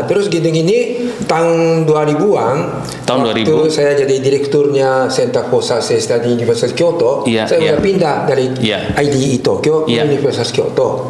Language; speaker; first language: Indonesian; non-native, fluent; Japanese